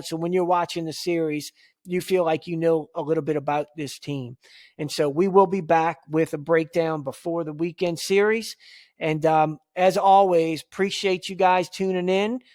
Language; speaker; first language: English; native; English